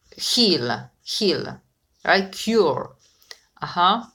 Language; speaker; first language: English; non-native, fluent; Polish